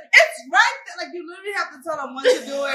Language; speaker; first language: English; native; English